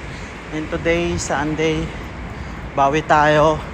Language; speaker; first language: Filipino; native; Filipino